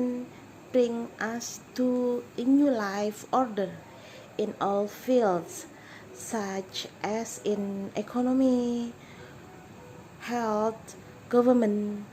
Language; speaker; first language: English; non-native, learner; Indonesian